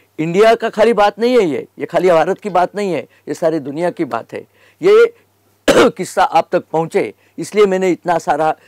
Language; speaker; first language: Hindi; native; Hindi